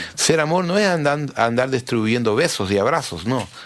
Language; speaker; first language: Spanish; early bilingual, heritage; Spanish